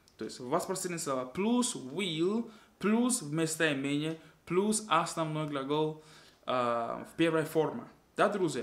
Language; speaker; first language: Russian; non-native, fluent; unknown